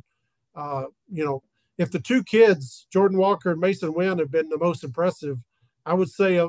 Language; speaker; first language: English; native; English